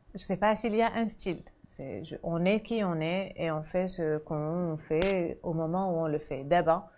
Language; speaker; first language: French; non-native, local second language; Arabic